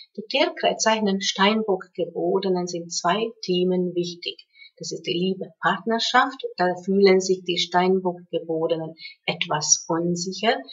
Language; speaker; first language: German; non-native, fluent; Hungarian